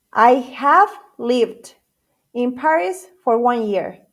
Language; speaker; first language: English; non-native, fluent; Spanish